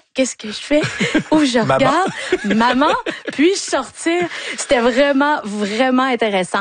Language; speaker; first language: French; native; French